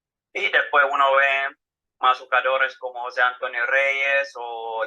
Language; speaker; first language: Spanish; non-native, fluent; Finnish